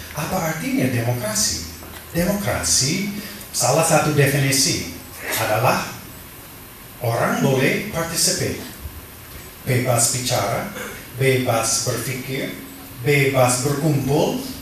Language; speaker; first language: Indonesian; non-native, fluent; English